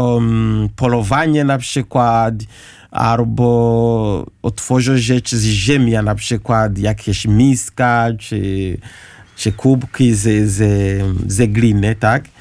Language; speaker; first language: Polish; non-native, learner; Kinyarwanda